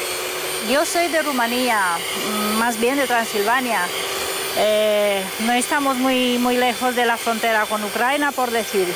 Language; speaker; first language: Spanish; non-native, fluent; Romanian